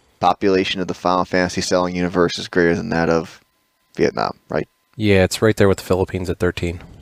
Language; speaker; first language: English; native; English